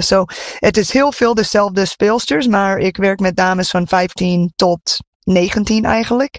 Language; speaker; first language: Dutch; non-native, fluent; English